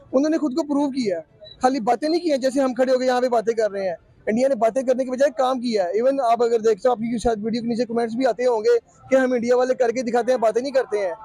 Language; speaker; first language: Urdu; native; Urdu